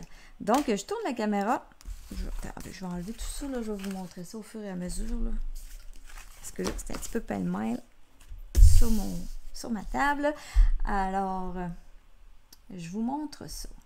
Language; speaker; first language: French; native; French